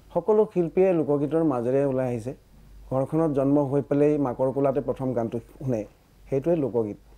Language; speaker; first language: Assamese; native; Assamese